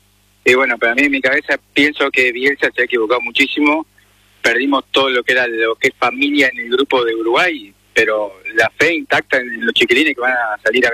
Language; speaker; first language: Spanish; native; Spanish